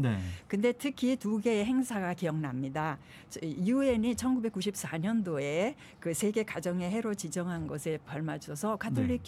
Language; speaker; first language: Korean; native; Korean